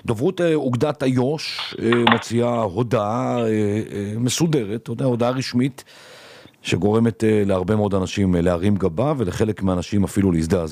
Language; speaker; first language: Hebrew; native; Hebrew